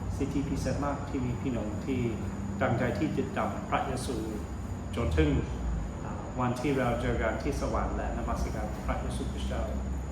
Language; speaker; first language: Thai; non-native, fluent; English